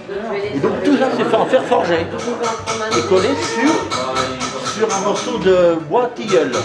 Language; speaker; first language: French; native; French